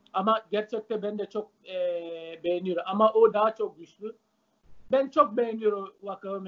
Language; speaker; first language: Turkish; non-native, learner; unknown